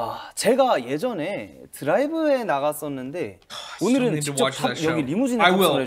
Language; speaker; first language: Korean; native; Korean